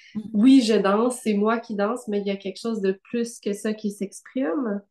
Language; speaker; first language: French; native; French